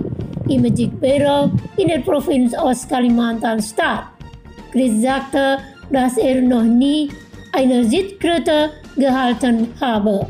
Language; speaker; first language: German; non-native, fluent; Indonesian